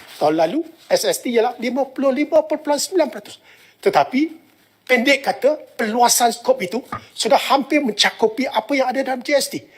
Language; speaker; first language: Malay; non-native, local second language; Chinese